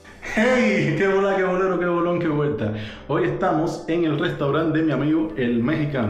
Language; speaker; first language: Spanish; native; Spanish